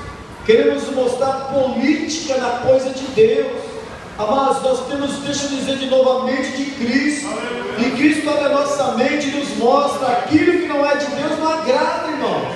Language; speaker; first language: Portuguese; native; Portuguese